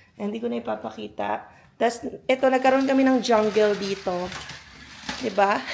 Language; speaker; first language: Filipino; native; Filipino